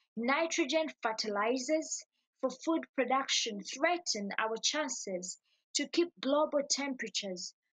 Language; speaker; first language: English; non-native, local second language; Ganda